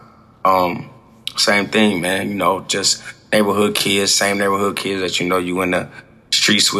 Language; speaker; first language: English; native; English